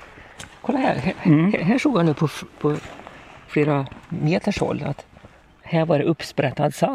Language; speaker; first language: Swedish; native; Swedish